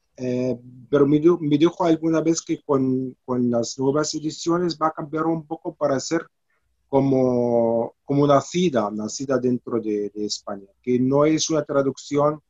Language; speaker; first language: Spanish; non-native, fluent; Arabic